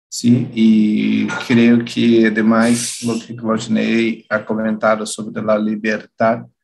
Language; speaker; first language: Spanish; non-native, learner; Portuguese